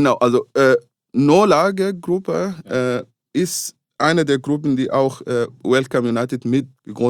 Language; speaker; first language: German; non-native, fluent; Arabic